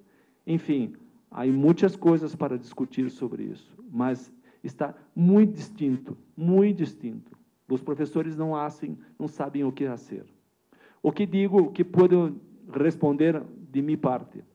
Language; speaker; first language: Spanish; non-native, learner; Portuguese